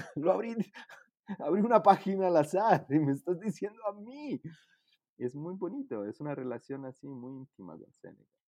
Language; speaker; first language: Spanish; non-native, fluent; Italian